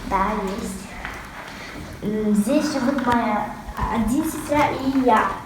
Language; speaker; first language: Russian; non-native, local second language; Kazakh